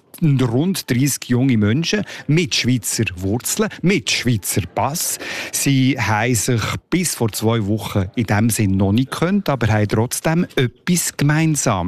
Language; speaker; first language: German; native; German